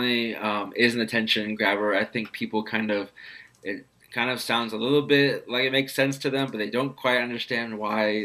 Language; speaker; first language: English; native; English